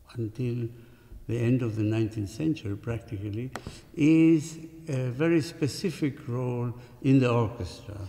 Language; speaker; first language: English; non-native, fluent; Spanish